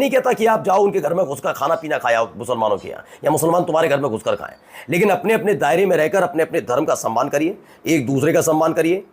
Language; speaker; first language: Hindi; native; Hindi